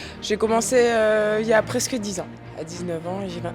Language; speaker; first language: French; native; French